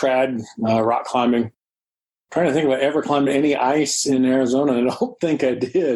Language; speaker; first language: English; native; English